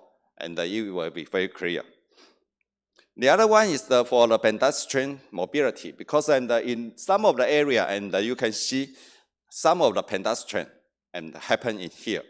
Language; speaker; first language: English; non-native, learner; Chinese